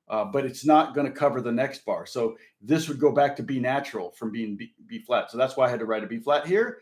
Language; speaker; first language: English; native; English